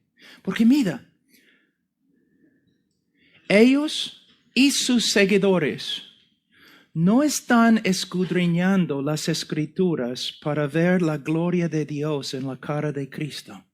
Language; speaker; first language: Spanish; non-native, fluent; English